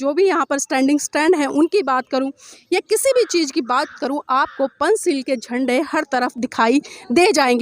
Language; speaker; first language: Hindi; native; Hindi